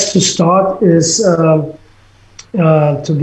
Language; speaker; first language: English; non-native, fluent; German